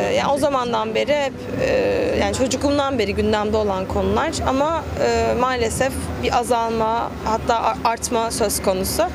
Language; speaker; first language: Turkish; early bilingual, heritage; Turkish